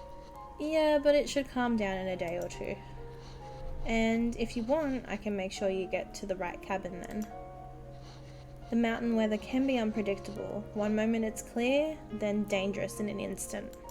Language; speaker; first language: English; native; English